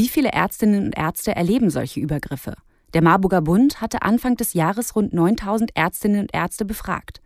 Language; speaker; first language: German; native; German